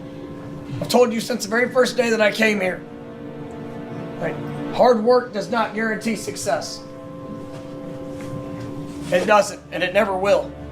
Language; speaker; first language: English; native; English